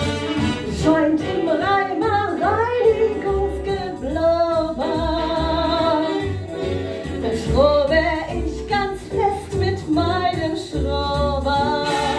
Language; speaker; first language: German; native; German